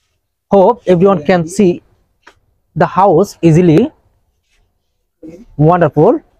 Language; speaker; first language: English; non-native, learner; Bangla